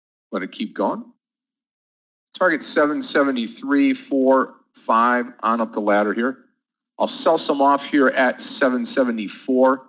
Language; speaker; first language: English; native; English